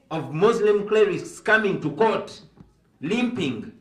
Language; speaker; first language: English; non-native, local second language; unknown